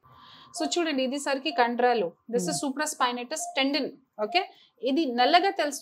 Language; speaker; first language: Telugu; non-native, fluent; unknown